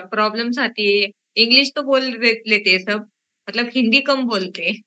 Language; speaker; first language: Hindi; non-native, local second language; Marathi